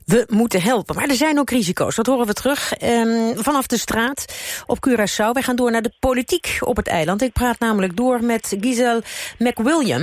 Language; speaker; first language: Dutch; native; Dutch